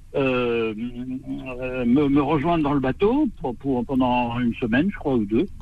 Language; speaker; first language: French; native; French